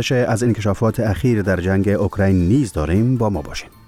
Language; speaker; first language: Persian; native; Persian